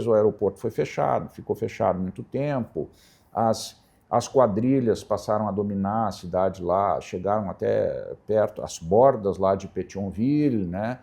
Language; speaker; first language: Portuguese; native; Portuguese